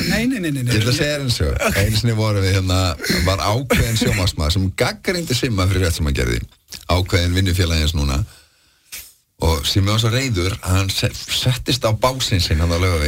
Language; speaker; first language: Icelandic; native; Icelandic